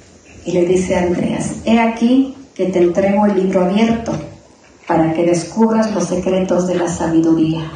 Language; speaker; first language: Spanish; native; Spanish